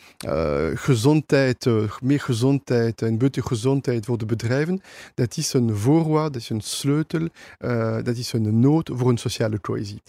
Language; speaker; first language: Dutch; non-native, local second language; French